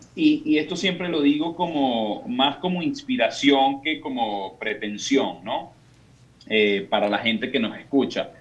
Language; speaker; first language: Spanish; native; Spanish